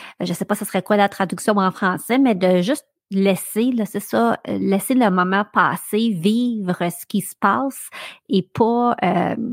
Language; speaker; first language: French; native; French